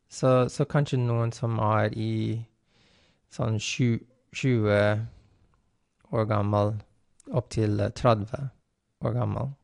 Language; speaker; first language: Norwegian; non-native, fluent; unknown